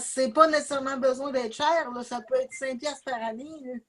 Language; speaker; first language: French; native; French